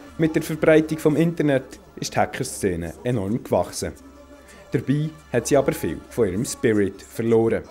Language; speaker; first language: German; native; German